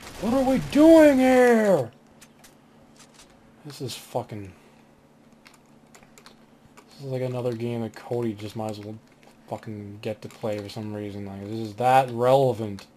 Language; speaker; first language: English; native; English